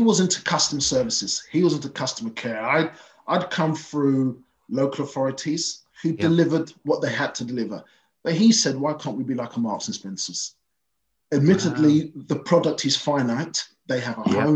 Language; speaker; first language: English; native; English